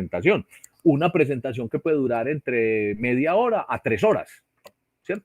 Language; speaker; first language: Spanish; native; Spanish